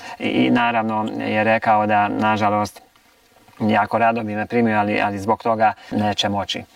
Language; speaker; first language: Croatian; early bilingual, heritage; Croatian